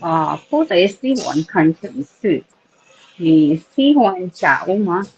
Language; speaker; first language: Chinese; non-native, learner; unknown